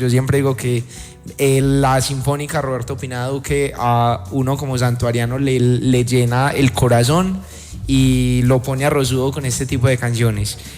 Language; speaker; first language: Spanish; native; Spanish